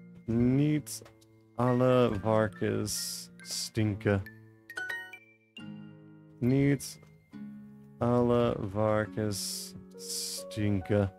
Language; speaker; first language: Dutch; non-native, learner; English